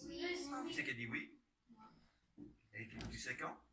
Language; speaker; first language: French; native; French